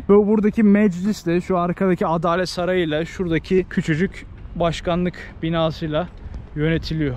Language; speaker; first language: Turkish; native; Turkish